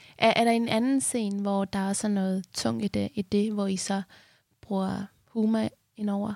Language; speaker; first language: Danish; early bilingual, other home language; Persian